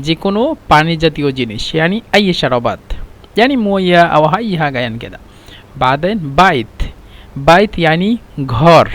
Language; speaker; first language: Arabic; non-native, fluent; Bangla